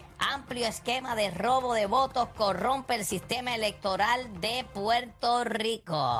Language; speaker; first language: Spanish; native; Spanish